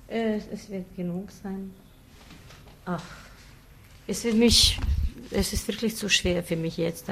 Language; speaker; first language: German; non-native, learner; Bosnian